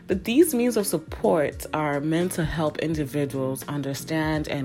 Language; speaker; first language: English; non-native, local second language; Akan